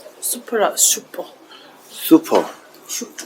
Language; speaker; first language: Korean; non-native, learner; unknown